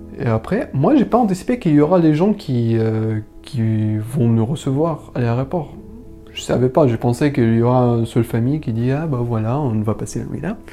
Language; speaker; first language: French; non-native, learner; Arabic